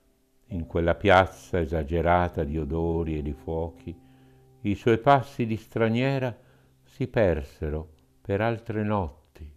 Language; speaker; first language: Italian; native; Italian